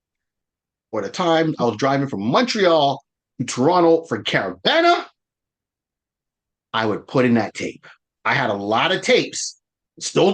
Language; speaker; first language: English; native; English